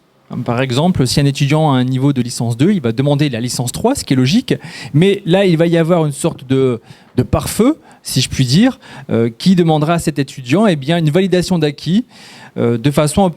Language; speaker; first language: French; native; French